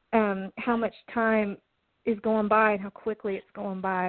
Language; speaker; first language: English; native; English